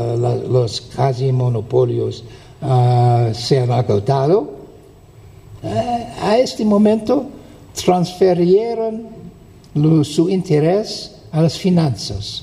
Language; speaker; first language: Spanish; non-native, fluent; English